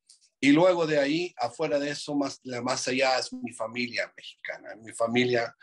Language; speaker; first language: Spanish; non-native, fluent; English